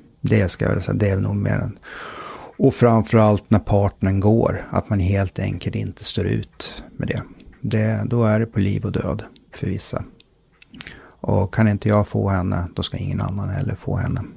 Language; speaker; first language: Swedish; native; Swedish